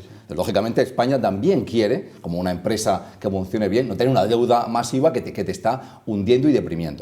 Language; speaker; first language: Spanish; native; Spanish